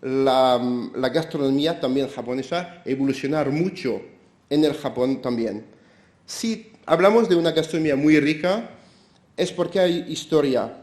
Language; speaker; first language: Spanish; non-native, fluent; French